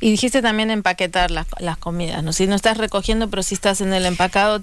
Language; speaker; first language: Spanish; native; Spanish